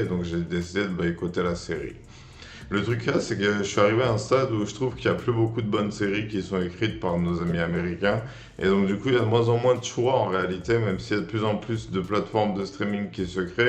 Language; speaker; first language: French; native; French